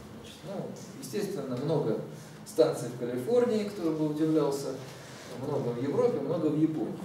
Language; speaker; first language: Russian; native; Russian